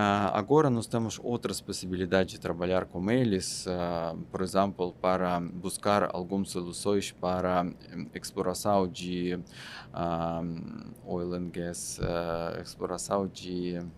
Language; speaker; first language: Portuguese; non-native, fluent; Russian